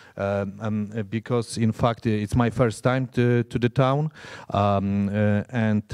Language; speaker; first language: English; non-native, fluent; Polish